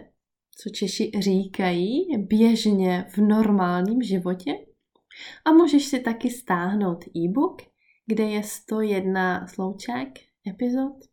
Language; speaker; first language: Czech; native; Czech